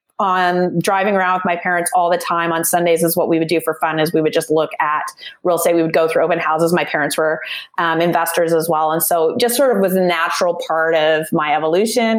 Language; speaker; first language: English; native; English